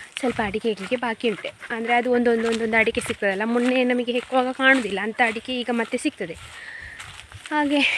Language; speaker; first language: Kannada; native; Kannada